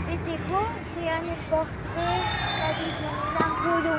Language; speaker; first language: French; non-native, learner; Spanish